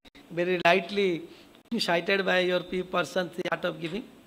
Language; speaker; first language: English; non-native, local second language; Odia